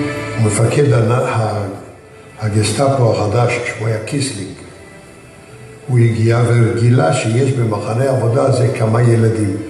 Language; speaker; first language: Hebrew; early bilingual, other home language; Yiddish